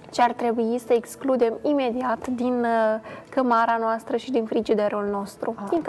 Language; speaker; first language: Romanian; native; Romanian